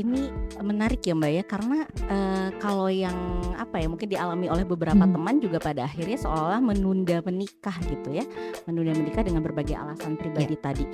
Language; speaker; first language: Indonesian; native; Indonesian